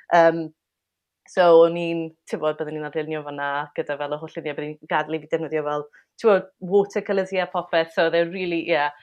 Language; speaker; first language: Welsh; native; Welsh